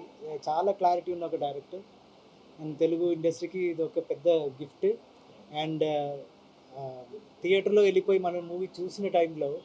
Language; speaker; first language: Telugu; non-native, fluent; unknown